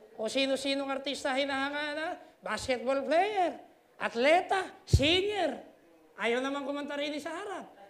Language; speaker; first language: Filipino; native; Filipino